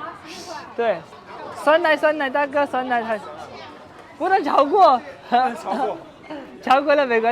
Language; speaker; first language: Chinese; non-native, fluent; Urdu